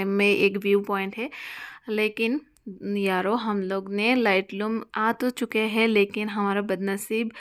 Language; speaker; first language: Hindi; non-native, local second language; Bangla